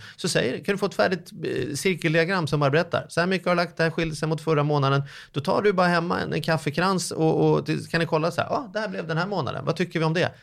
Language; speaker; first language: Swedish; native; Swedish